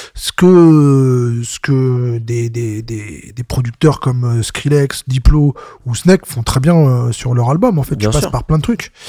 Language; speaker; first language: French; native; French